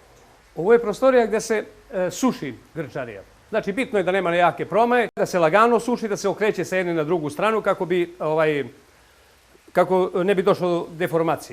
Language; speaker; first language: Bosnian; native; Bosnian